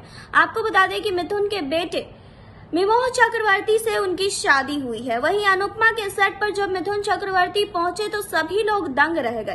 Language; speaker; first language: Hindi; native; Hindi